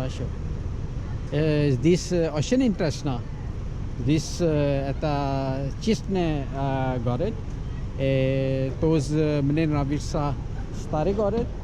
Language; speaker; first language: Russian; non-native, learner; Urdu